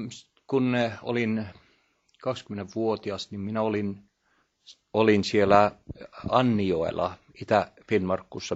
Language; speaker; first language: Finnish; early bilingual, heritage; Norwegian